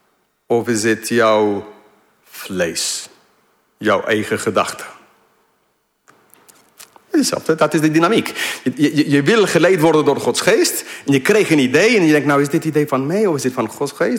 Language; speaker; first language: Dutch; non-native, fluent; English